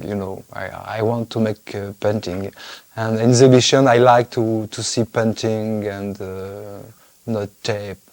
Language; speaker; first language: English; non-native, fluent; French